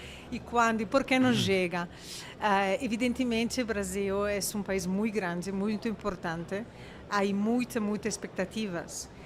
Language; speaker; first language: Portuguese; non-native, fluent; Italian